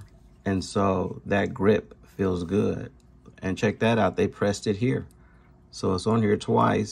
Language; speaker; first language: English; native; English